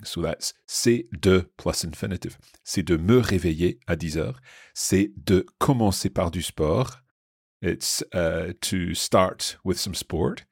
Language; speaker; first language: French; non-native, fluent; English